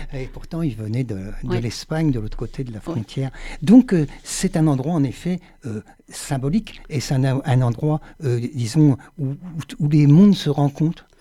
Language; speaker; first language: French; native; French